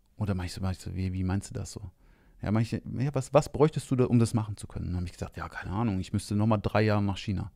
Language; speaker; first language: German; native; German